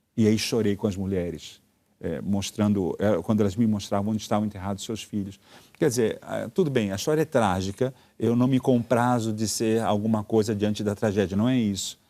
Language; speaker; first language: Portuguese; early bilingual, other home language; Italian